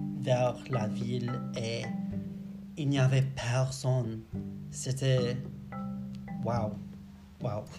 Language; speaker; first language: French; non-native, learner; English